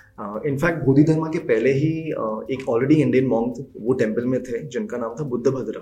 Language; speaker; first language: English; non-native, local second language; Hindi